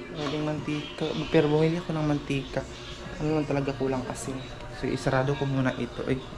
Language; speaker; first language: Filipino; non-native, local second language; Cebuano